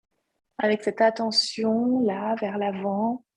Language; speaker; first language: French; native; French